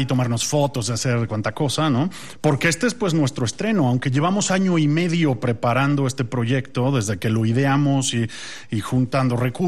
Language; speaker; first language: Spanish; native; Spanish